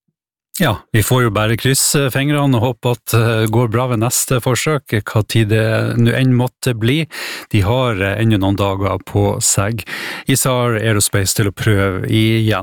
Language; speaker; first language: Norwegian; native; Norwegian